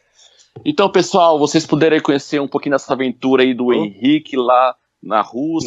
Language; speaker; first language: Portuguese; native; Portuguese